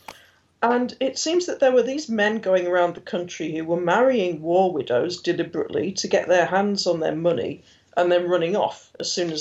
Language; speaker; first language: English; native; English